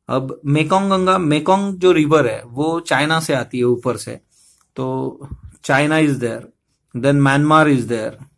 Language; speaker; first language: Hindi; non-native, local second language; Marathi